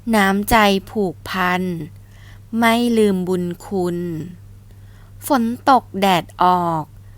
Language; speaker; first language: Thai; native; Thai